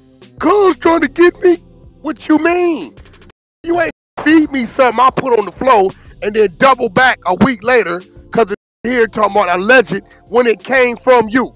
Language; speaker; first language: English; native; English